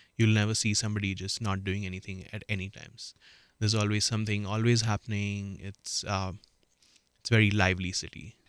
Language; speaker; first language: English; non-native, local second language; Marathi